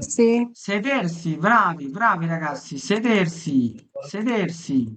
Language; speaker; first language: Italian; non-native, fluent; Bangla